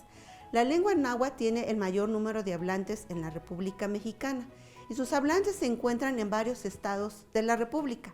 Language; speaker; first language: Spanish; native; Spanish